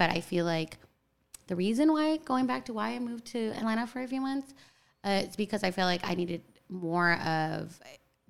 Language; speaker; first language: English; native; English